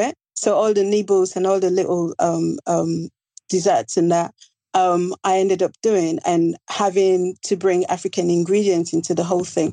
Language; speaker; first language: English; non-native, local second language; Krio